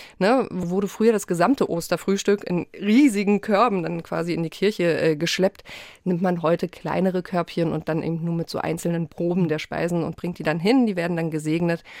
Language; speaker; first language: German; early bilingual, other home language; Polish